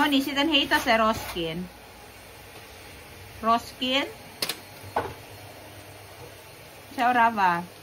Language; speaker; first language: Finnish; non-native, learner; Filipino